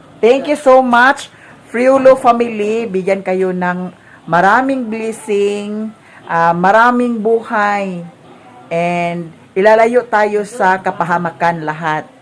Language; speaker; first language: Filipino; non-native, local second language; Cebuano